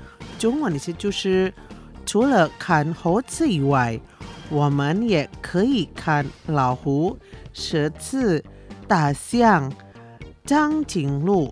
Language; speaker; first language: Chinese; early bilingual, heritage; Chinese